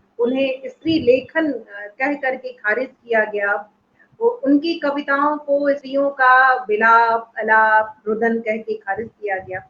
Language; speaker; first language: Hindi; native; Hindi